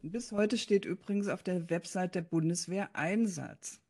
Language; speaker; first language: German; native; German